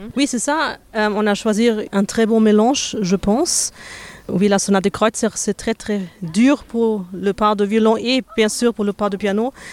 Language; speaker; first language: French; non-native, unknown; German